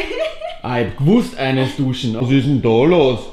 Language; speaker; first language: German; native; German